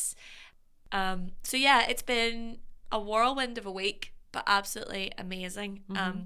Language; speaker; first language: English; native; English